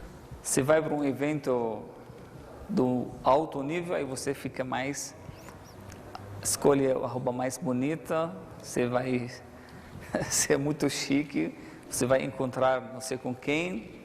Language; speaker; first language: Portuguese; non-native, fluent; Arabic